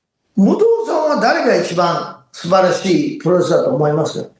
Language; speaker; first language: Japanese; non-native, fluent; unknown